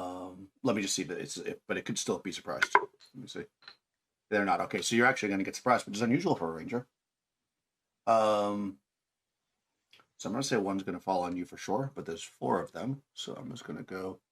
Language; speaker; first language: English; native; English